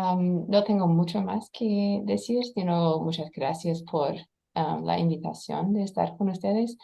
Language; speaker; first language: Spanish; non-native, fluent; English